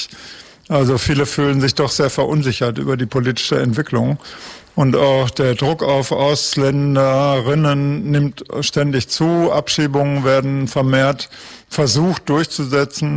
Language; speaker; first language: German; native; German